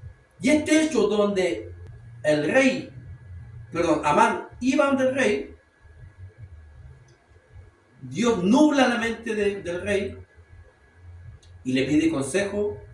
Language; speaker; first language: Spanish; native; Spanish